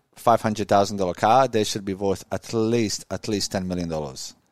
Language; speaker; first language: English; non-native, fluent; Croatian